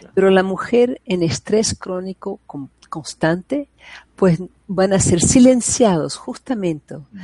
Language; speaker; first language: Spanish; non-native, fluent; Portuguese